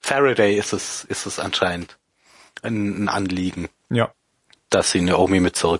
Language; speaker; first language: German; native; German